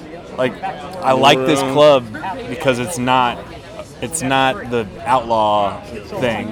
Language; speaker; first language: English; native; English